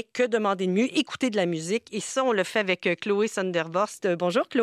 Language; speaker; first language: French; native; French